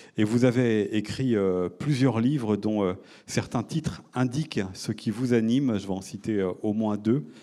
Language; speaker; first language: French; native; French